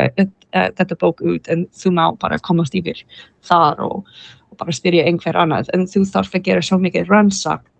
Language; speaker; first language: Icelandic; non-native, learner; English